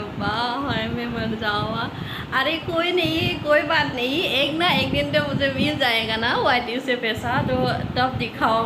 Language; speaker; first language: Hindi; non-native, local second language; Assamese